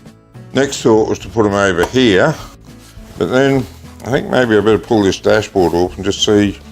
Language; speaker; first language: English; native; English